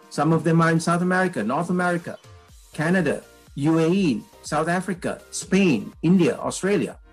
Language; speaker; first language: English; non-native, local second language; Tamil